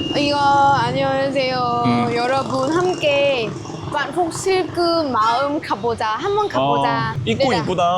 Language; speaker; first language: Korean; non-native, learner; Vietnamese